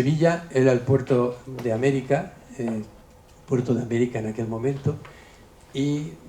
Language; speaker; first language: Spanish; native; Spanish